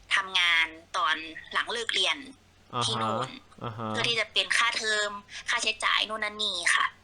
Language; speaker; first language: Thai; native; Thai